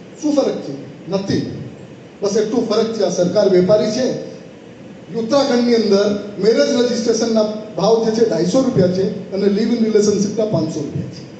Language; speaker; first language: Gujarati; non-native, local second language; Marwari